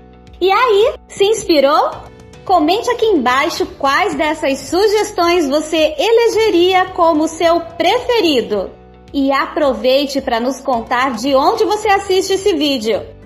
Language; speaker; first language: Portuguese; native; Portuguese